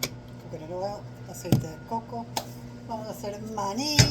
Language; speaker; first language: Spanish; early bilingual, heritage; Spanish